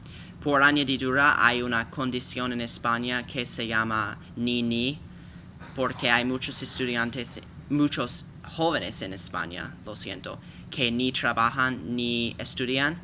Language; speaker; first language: Spanish; non-native, fluent; English